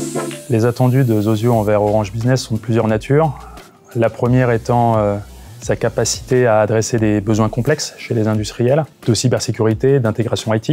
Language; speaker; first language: French; native; French